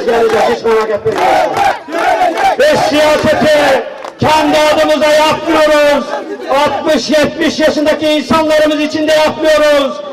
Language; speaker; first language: Turkish; native; Turkish